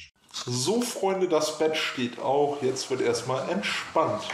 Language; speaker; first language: German; native; German